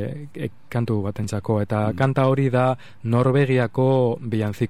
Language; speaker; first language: Basque; non-native, local second language; Spanish